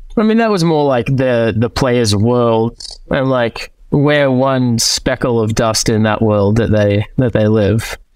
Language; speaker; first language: English; native; English